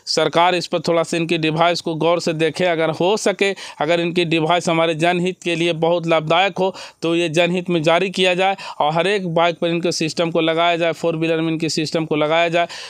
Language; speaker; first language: Hindi; native; Hindi